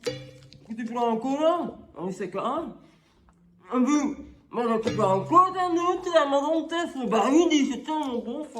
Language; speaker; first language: French; native; French